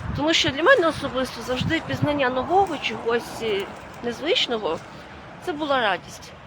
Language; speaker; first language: Ukrainian; non-native, fluent; Latvian